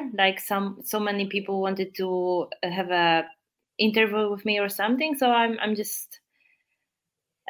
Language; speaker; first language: English; non-native, fluent; Polish